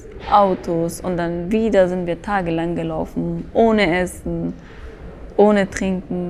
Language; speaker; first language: German; early bilingual, other home language; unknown